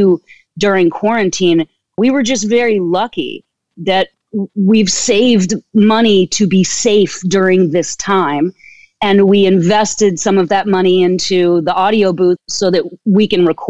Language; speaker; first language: English; native; English